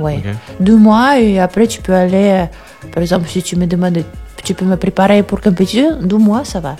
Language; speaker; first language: French; non-native, learner; Russian